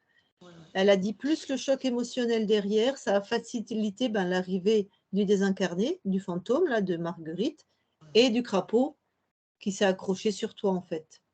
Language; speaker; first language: French; native; French